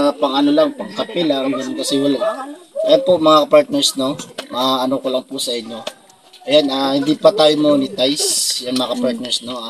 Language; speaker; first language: Filipino; non-native, local second language; Waray